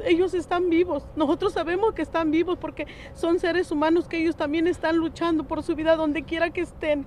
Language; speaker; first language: Spanish; native; Spanish